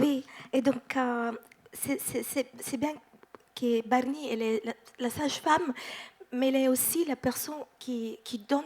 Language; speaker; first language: French; non-native, fluent; Italian